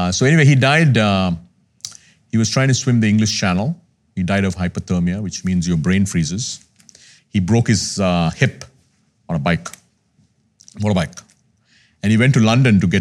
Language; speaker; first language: English; non-native, local second language; Tamil